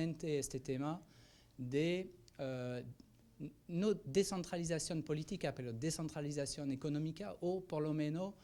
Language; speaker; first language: Spanish; non-native, fluent; French